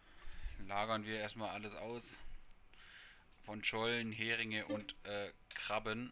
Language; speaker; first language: German; native; German